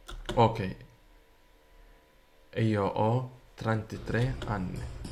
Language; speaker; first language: Italian; non-native, learner; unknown